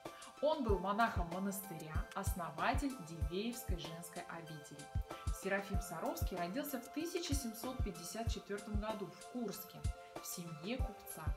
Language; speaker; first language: Russian; native; Russian